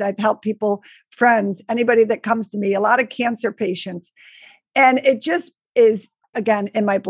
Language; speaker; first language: English; native; English